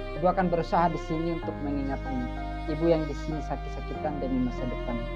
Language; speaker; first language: Indonesian; non-native, local second language; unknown